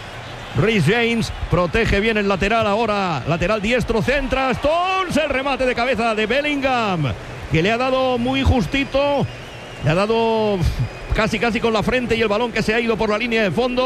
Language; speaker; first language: Spanish; native; Spanish